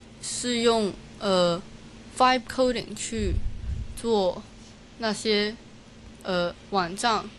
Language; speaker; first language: Chinese; non-native, local second language; Cantonese